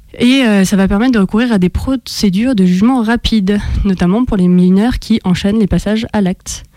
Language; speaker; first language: French; native; French